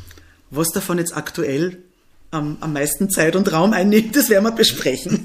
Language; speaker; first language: German; native; German